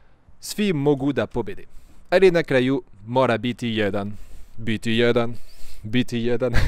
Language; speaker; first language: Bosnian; non-native, fluent; French